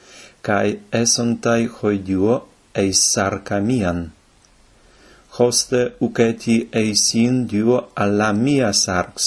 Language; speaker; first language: Greek; non-native, fluent; Ukrainian